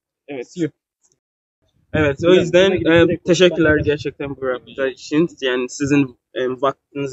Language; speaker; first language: Turkish; non-native, learner; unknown